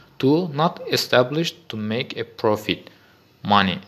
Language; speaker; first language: English; non-native, fluent; Azerbaijani